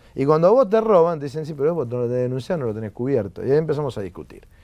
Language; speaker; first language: Spanish; native; Spanish